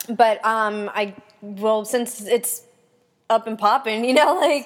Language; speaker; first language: English; early bilingual, other home language; Spanish